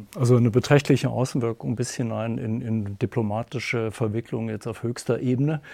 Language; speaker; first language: German; native; German